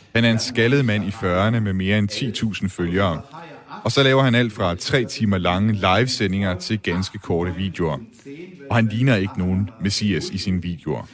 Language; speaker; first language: Danish; native; Danish